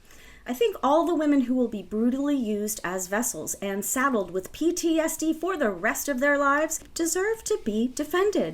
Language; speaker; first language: English; native; English